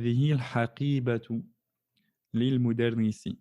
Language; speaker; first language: Arabic; non-native, fluent; French